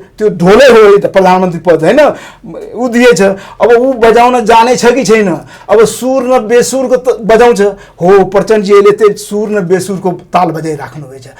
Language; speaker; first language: Nepali; non-native, local second language; Maithili